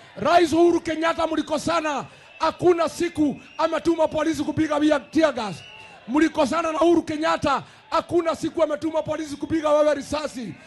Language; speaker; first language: Swahili; non-native, local second language; Kikuyu